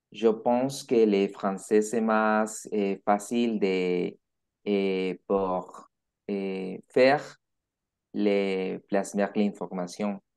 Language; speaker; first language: French; non-native, learner; Spanish